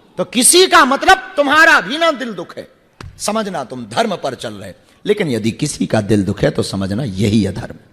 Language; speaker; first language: Hindi; native; Hindi